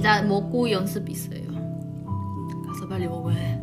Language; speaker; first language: Korean; non-native, learner; Chinese